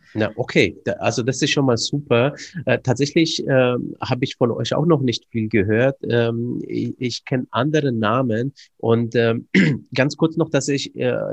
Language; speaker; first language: German; early bilingual, other home language; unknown